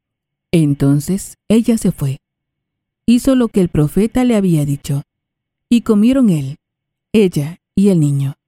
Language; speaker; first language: Spanish; native; Spanish